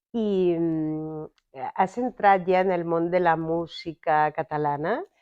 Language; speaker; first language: Catalan; native; Catalan